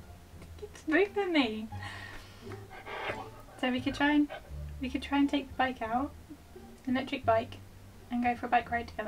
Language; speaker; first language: English; native; English